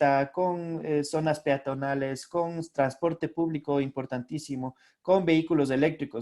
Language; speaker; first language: Spanish; native; Spanish